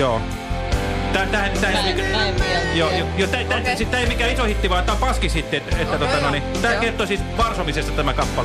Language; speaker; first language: Finnish; native; Finnish